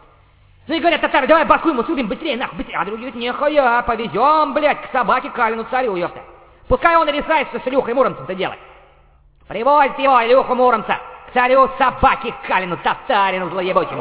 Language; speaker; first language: Russian; native; Russian